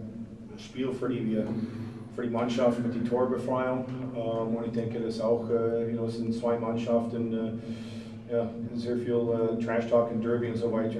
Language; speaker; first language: German; non-native, fluent; English